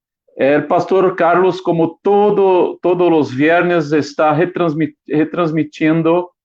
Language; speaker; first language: Spanish; non-native, fluent; Portuguese